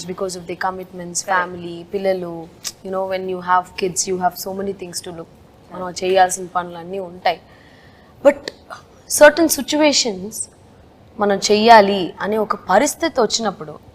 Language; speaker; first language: Telugu; non-native, fluent; Tamil